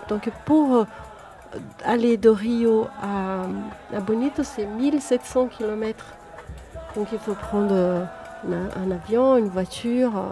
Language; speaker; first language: French; non-native, fluent; Portuguese